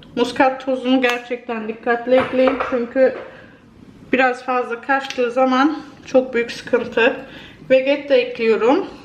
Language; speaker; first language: Turkish; early bilingual, heritage; Turkish